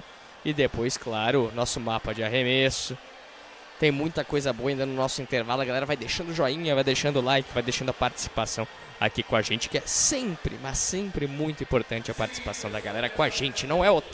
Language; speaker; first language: Portuguese; native; Portuguese